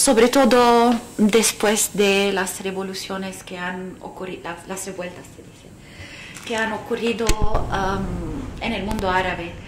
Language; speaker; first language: Spanish; non-native, fluent; Arabic